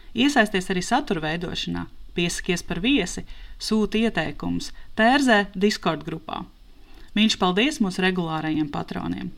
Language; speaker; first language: Latvian; native; Latvian